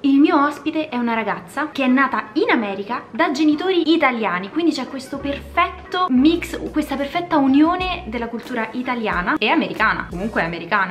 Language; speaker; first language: Italian; native; Italian